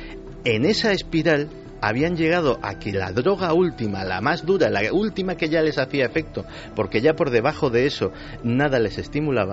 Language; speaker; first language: Spanish; native; Spanish